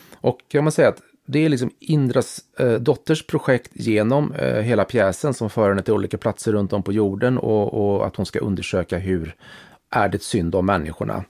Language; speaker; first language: Swedish; native; Swedish